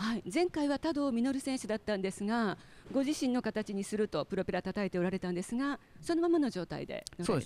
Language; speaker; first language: Japanese; native; Japanese